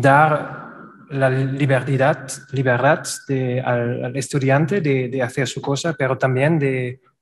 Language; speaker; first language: Spanish; non-native, learner; German